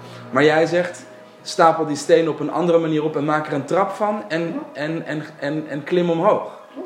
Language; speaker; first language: Dutch; native; Dutch